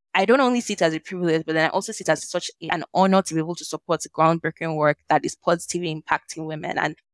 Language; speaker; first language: English; non-native, local second language; Yoruba